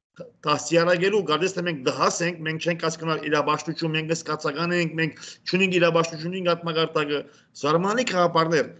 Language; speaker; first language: Armenian; native; Armenian